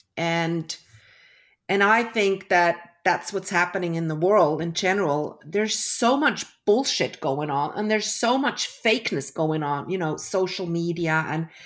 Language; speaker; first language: English; early bilingual, other home language; German